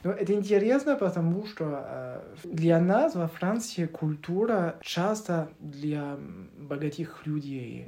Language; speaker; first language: Russian; non-native, learner; French